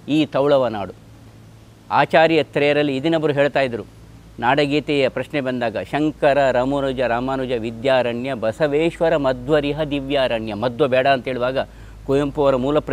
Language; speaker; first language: Kannada; native; Kannada